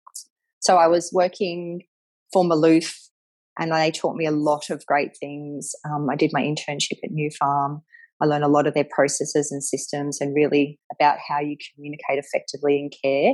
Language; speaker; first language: English; native; English